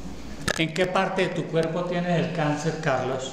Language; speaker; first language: Spanish; native; Spanish